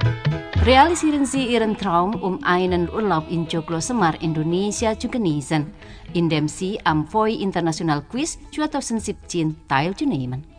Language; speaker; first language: German; non-native, fluent; Indonesian